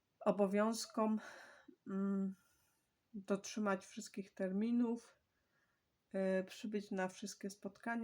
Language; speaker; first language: Polish; native; Polish